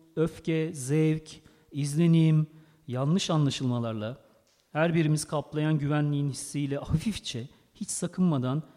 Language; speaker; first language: Turkish; native; Turkish